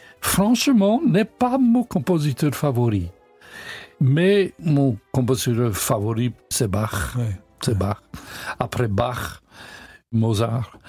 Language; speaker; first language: French; non-native, learner; English